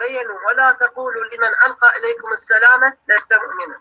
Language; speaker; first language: Arabic; native; Arabic